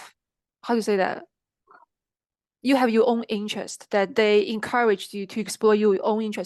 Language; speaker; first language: English; non-native, fluent; Chinese